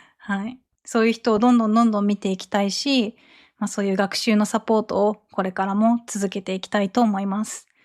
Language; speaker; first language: Japanese; native; Japanese